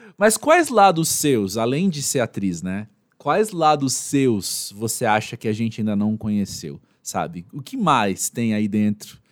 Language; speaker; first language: Portuguese; native; Portuguese